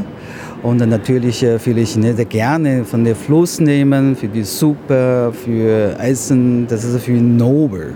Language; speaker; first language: German; non-native, learner; Chinese